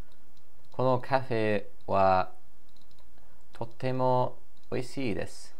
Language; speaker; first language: Japanese; non-native, learner; English